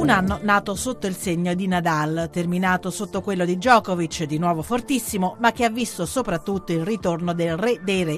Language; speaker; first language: Italian; native; Italian